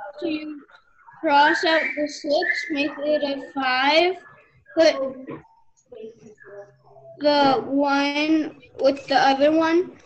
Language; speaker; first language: English; native; English